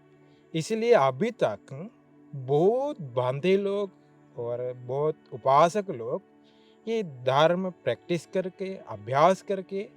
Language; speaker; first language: Hindi; non-native, learner; Sinhala